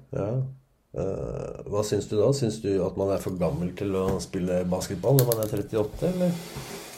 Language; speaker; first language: Norwegian; native; Norwegian